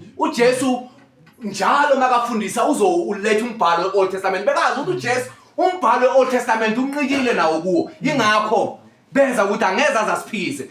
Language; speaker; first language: Zulu; native; Zulu